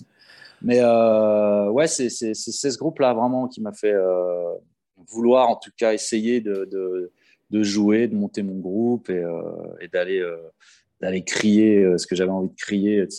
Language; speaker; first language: French; native; French